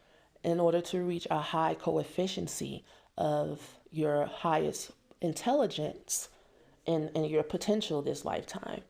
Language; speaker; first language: English; native; English